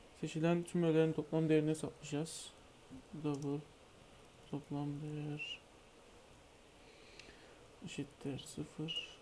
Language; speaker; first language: Turkish; native; Turkish